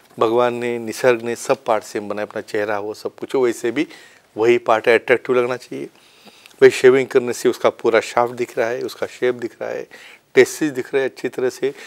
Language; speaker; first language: Hindi; non-native, local second language; Marathi